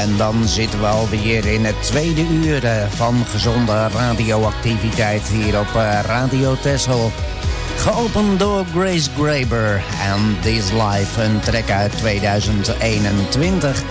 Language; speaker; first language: Dutch; native; Dutch